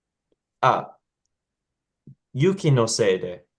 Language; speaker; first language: Japanese; non-native, learner; English